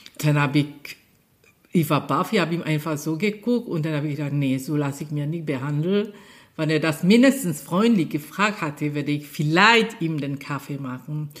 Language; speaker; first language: German; non-native, fluent; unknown